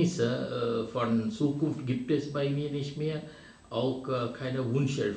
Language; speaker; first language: German; non-native, fluent; Sinhala